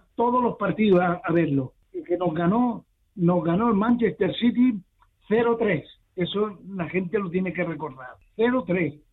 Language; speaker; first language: Spanish; native; Spanish